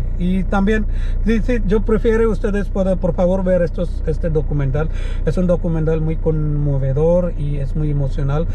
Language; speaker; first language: Spanish; non-native, learner; Malayalam